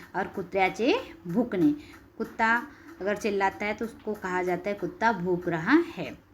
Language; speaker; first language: Hindi; non-native, local second language; Marathi